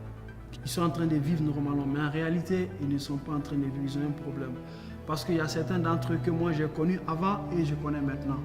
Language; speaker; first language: French; non-native, local second language; Bambara